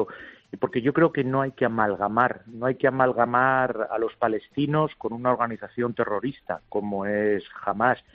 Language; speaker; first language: Spanish; native; Spanish